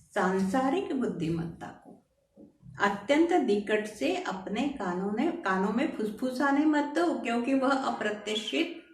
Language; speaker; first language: Hindi; non-native, local second language; Marathi